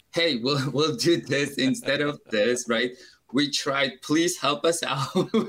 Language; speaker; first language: English; non-native, fluent; Uzbek